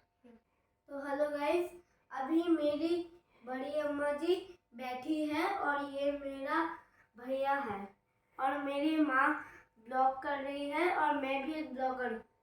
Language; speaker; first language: Hindi; non-native, local second language; Bangla